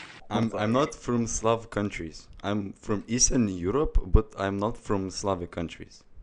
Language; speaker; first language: English; non-native, fluent; Lithuanian